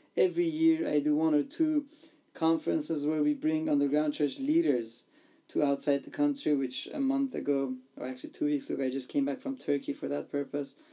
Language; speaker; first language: English; non-native, fluent; Armenian